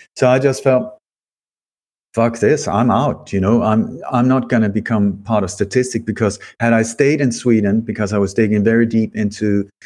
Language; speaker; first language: English; early bilingual, other home language; Swedish